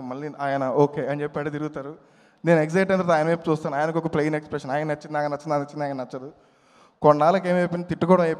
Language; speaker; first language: Telugu; native; Telugu